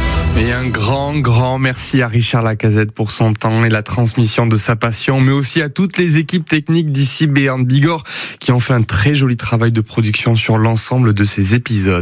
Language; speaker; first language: French; native; French